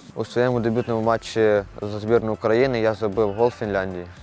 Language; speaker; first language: Ukrainian; native; Ukrainian